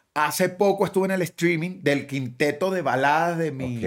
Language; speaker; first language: Spanish; native; Spanish